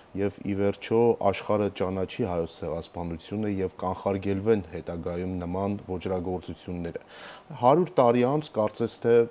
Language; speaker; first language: Armenian; native; Armenian